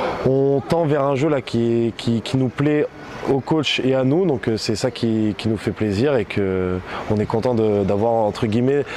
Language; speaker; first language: French; native; French